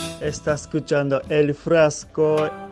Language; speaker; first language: Spanish; non-native, learner; Japanese